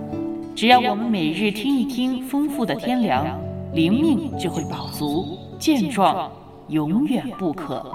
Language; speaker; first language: Chinese; native; Chinese